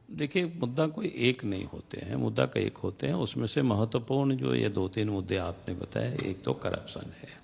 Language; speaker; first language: Hindi; non-native, local second language; Santali